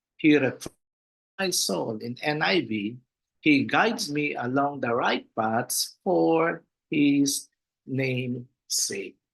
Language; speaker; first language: English; non-native, local second language; Filipino